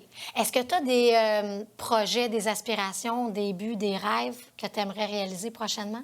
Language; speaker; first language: French; native; French